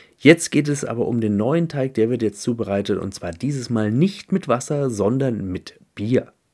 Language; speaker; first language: German; native; German